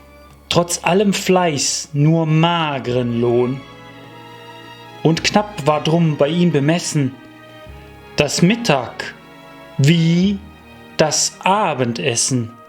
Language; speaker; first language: German; native; German